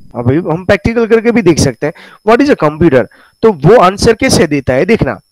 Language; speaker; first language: Hindi; native; Hindi